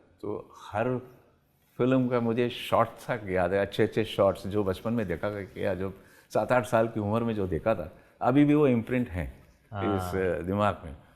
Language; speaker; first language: Hindi; non-native, local second language; Tamil